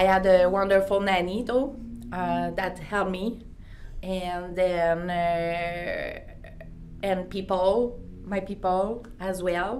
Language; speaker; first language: English; non-native, learner; French